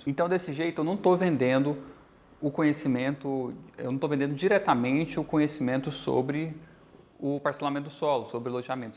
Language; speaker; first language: Portuguese; native; Portuguese